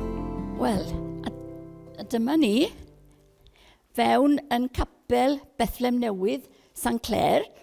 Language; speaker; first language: Welsh; native; Welsh